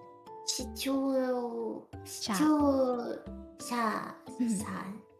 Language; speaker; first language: Japanese; non-native, learner; Korean